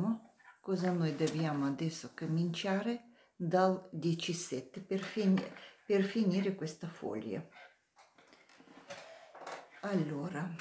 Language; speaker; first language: Italian; non-native, learner; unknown